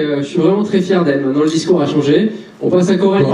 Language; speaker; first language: French; native; French